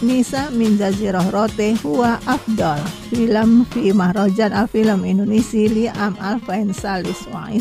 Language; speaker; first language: Arabic; non-native, fluent; Indonesian